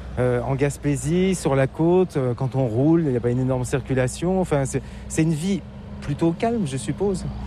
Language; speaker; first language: French; native; French